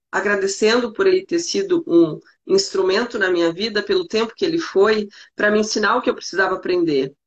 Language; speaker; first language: Portuguese; native; Portuguese